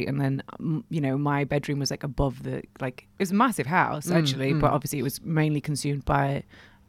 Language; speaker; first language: English; native; English